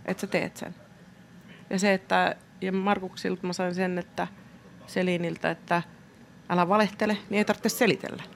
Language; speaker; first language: Finnish; native; Finnish